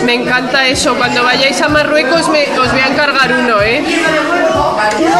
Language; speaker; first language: Spanish; native; Spanish